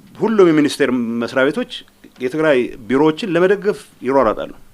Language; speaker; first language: Amharic; non-native, local second language; Tigrinya